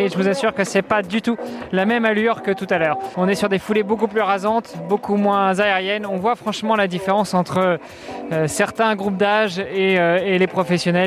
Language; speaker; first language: French; native; French